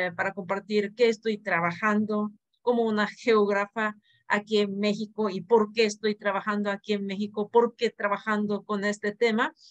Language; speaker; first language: Spanish; non-native, fluent; Korean